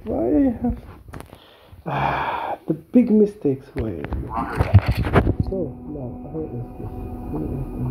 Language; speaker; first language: English; non-native, learner; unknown